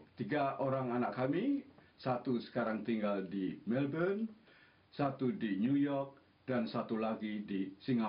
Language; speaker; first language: Indonesian; non-native, local second language; Javanese